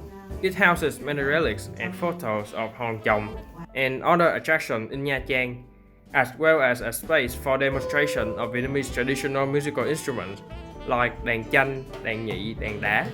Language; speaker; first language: English; non-native, fluent; Vietnamese